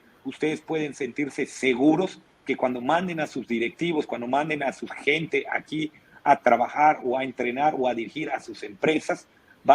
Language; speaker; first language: Spanish; native; Spanish